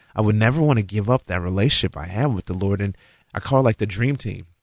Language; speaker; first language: English; native; English